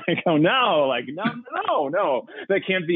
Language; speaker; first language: English; native; English